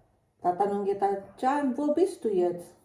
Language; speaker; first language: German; non-native, fluent; Filipino